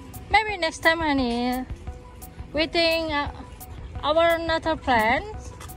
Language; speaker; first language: English; non-native, learner; Indonesian